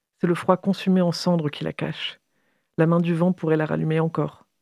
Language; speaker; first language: French; native; French